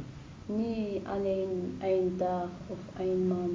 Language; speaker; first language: Dutch; non-native, learner; Arabic